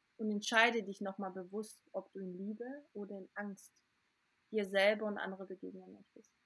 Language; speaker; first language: German; early bilingual, other home language; Portuguese